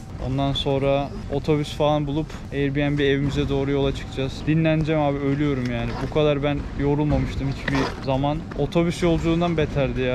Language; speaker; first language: Turkish; native; Turkish